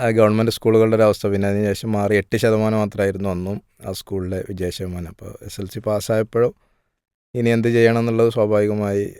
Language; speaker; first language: Malayalam; native; Malayalam